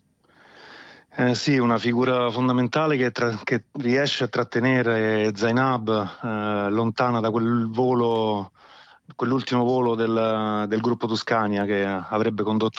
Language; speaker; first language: Italian; native; Italian